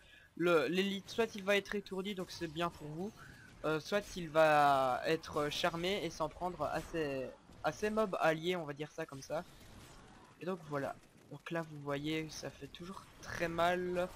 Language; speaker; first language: French; native; French